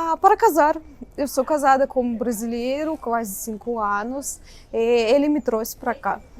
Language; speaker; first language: Portuguese; non-native, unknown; Russian